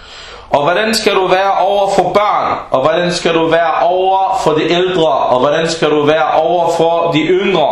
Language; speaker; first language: Danish; non-native, fluent; Arabic